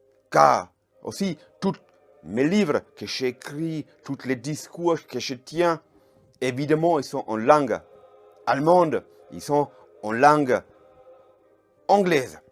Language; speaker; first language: French; non-native, fluent; German